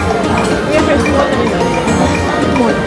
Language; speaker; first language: English; non-native, local second language; Filipino